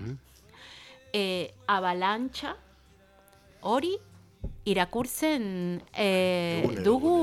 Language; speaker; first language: Basque; non-native, learner; Spanish